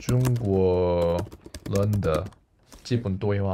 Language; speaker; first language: Chinese; non-native, learner; Korean